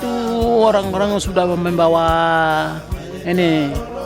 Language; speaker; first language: Indonesian; non-native, local second language; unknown